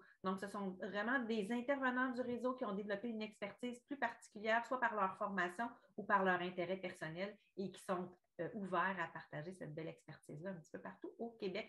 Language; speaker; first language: French; native; French